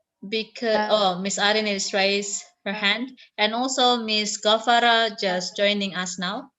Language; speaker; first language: English; non-native, fluent; Indonesian